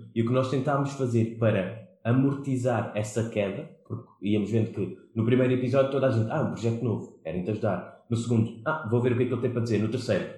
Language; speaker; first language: Portuguese; non-native, local second language; Kabuverdianu